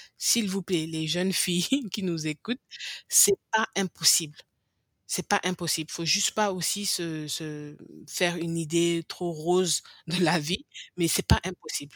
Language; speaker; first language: French; non-native, local second language; English